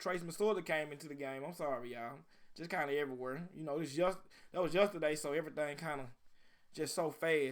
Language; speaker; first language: English; native; English